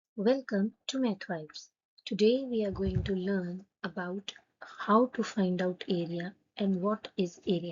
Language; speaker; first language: English; non-native, local second language; Hindi